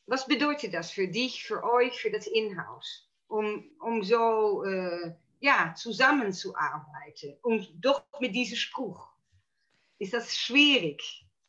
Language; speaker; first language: German; non-native, fluent; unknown